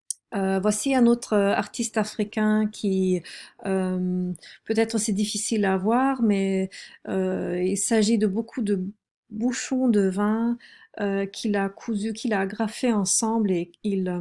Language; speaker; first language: French; non-native, fluent; German